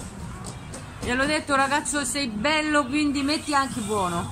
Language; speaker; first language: Italian; non-native, learner; Korean